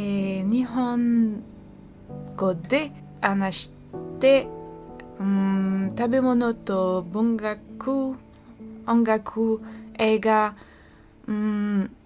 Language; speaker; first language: Japanese; non-native, learner; French